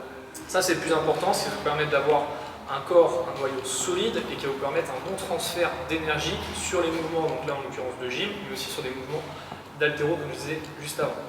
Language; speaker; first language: French; native; French